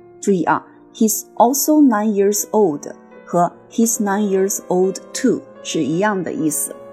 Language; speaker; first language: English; non-native, fluent; Chinese